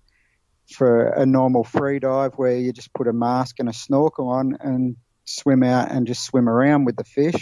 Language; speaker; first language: English; native; English